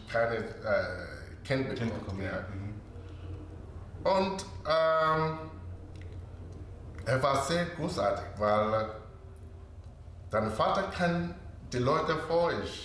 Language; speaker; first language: German; non-native, learner; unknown